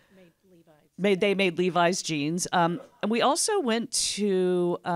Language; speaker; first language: English; native; English